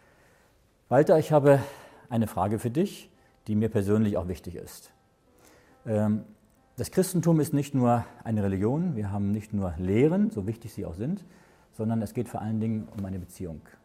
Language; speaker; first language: German; native; German